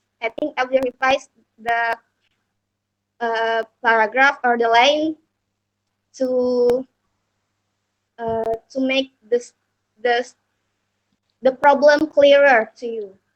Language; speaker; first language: English; non-native, learner; Indonesian